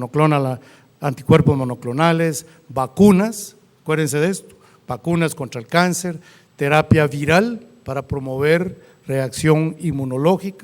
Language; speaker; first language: Spanish; native; Spanish